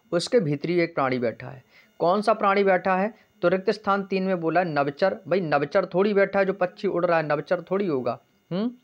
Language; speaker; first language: Hindi; native; Hindi